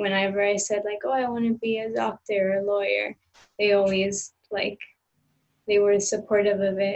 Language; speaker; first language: English; early bilingual, other home language; Spanish